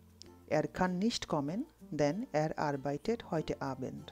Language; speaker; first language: German; non-native, fluent; Bangla